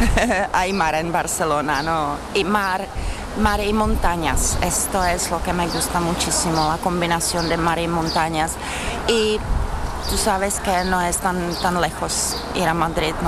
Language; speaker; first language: Spanish; non-native, fluent; Czech